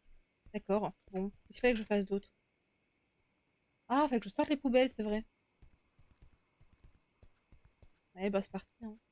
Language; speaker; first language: French; native; French